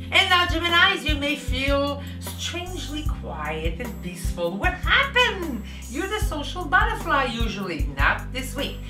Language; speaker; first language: English; native; English